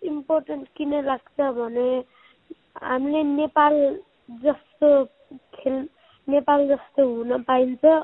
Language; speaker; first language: Nepali; early bilingual, other home language; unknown